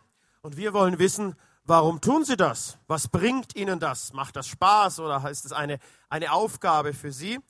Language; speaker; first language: German; native; German